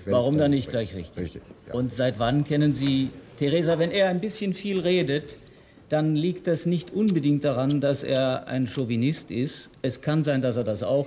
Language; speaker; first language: German; native; German